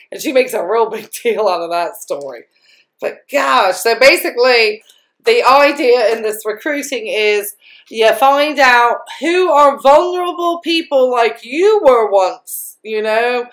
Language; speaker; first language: English; native; English